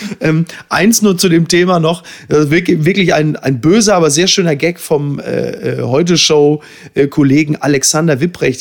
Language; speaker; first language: German; native; German